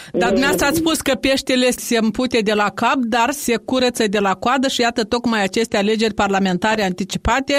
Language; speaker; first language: Romanian; native; Romanian